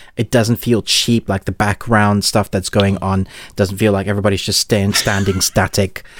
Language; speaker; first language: English; native; English